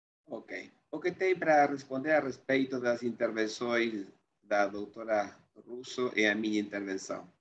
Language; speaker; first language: Portuguese; non-native, fluent; Spanish